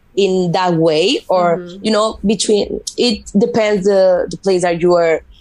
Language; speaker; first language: English; non-native, fluent; Spanish